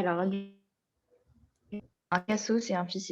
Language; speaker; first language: French; native; French